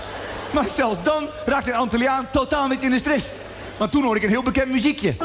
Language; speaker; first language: Dutch; native; Dutch